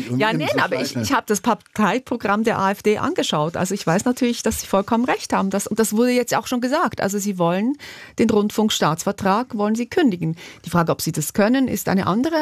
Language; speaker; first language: German; native; German